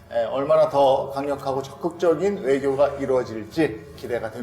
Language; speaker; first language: Korean; native; Korean